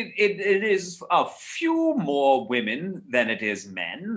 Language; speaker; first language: English; native; English